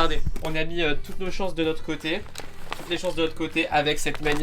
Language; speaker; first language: French; native; French